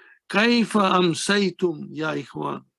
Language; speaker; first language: Arabic; non-native, fluent; Urdu